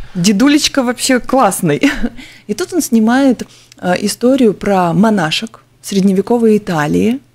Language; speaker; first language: Russian; native; Russian